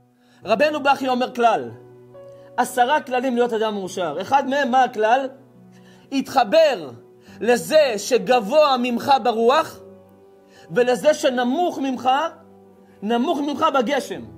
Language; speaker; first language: Hebrew; native; Hebrew